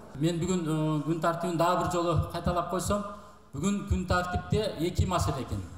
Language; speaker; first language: Kyrgyz; native; Kyrgyz